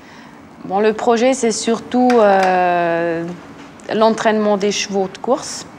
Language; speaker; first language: French; non-native, local second language; German